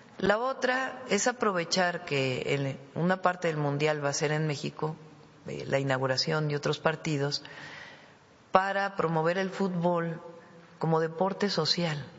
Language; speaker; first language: Spanish; native; Spanish